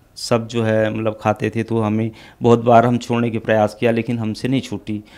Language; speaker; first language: Hindi; native; Hindi